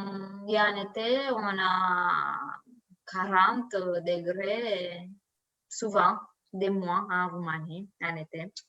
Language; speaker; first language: French; non-native, learner; Romanian